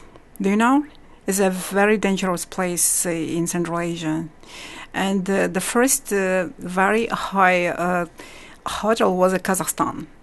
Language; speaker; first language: English; non-native, learner; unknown